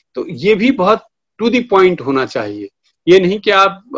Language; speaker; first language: Hindi; native; Hindi